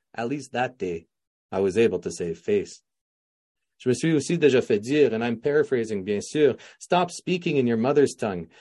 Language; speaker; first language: English; non-native, local second language; French